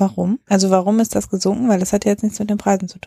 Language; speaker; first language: German; native; German